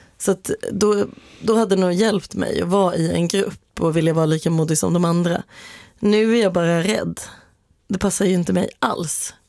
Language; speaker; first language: Swedish; native; Swedish